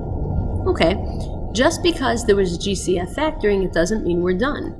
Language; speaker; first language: English; native; English